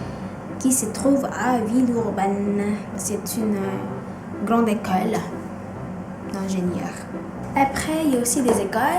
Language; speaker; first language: French; non-native, fluent; Indonesian